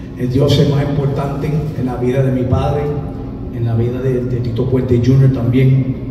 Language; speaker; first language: Spanish; early bilingual, heritage; English